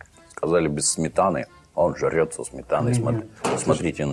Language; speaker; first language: Russian; native; Russian